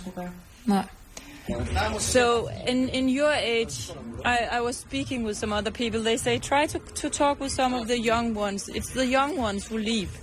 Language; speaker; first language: English; non-native, fluent; Danish